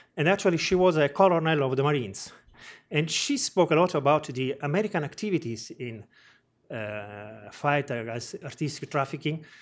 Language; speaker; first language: English; non-native, fluent; Italian